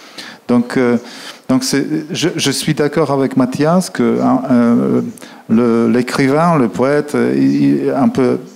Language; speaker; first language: French; non-native, fluent; Polish